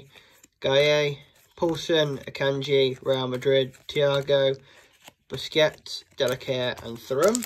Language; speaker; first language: English; native; English